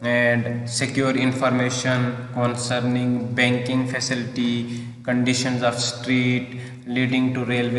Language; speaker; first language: English; non-native, local second language; Hindi